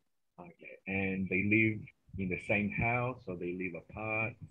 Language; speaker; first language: English; non-native, fluent; Spanish